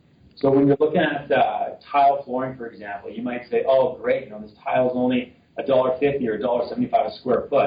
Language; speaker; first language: English; native; English